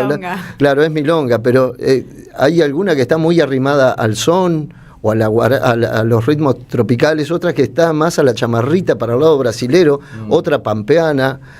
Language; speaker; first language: Spanish; native; Spanish